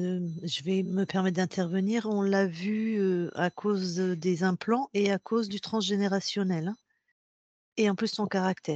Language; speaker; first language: French; native; French